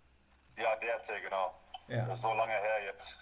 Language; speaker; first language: German; non-native, fluent; Afrikaans